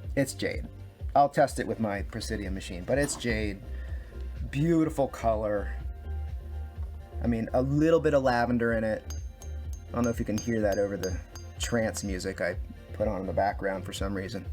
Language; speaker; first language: English; native; English